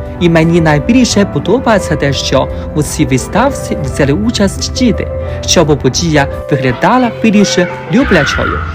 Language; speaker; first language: Ukrainian; non-native, learner; Chinese